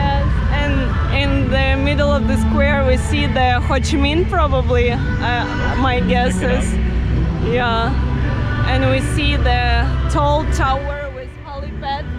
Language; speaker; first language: English; non-native, fluent; Ukrainian